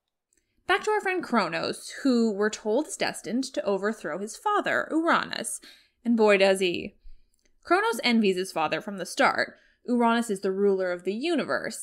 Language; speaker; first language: English; native; English